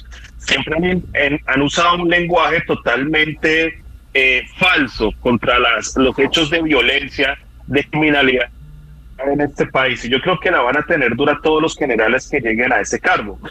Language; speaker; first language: Spanish; native; Spanish